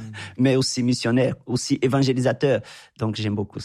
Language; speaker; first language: French; non-native, fluent; Portuguese